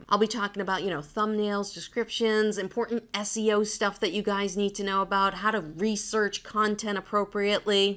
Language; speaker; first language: English; native; English